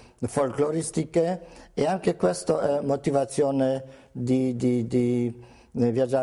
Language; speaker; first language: Italian; non-native, fluent; Polish